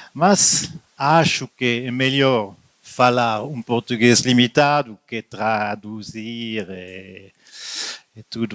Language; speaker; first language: Portuguese; non-native, learner; French